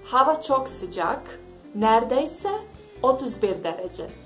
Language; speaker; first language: Turkish; non-native, fluent; Bosnian